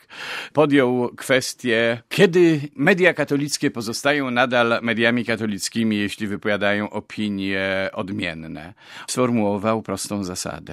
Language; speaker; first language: Polish; native; Polish